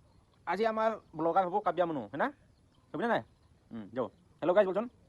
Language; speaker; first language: Hindi; non-native, local second language; Assamese